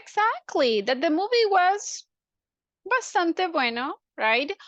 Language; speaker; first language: English; non-native, fluent; Spanish